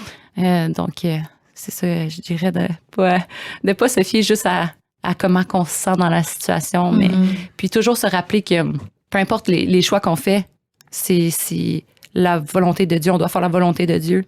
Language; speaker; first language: French; native; French